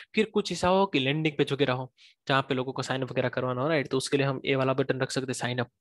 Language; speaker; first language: Hindi; native; Hindi